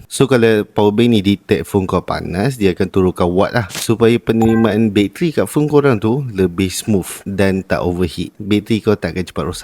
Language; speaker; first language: Malay; native; Malay